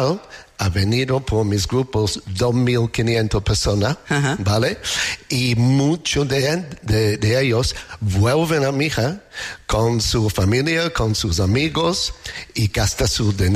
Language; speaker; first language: Spanish; non-native, learner; English